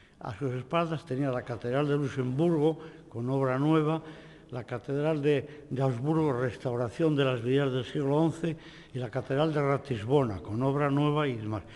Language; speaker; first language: Spanish; native; Spanish